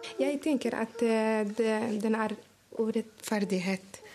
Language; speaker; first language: Norwegian; non-native, learner; Arabic